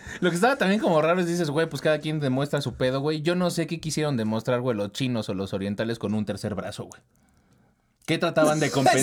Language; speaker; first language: Spanish; native; Spanish